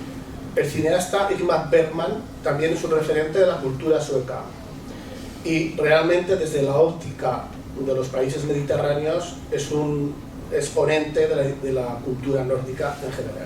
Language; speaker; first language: Spanish; native; Spanish